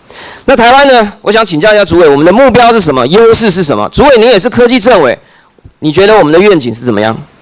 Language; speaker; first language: Chinese; native; Chinese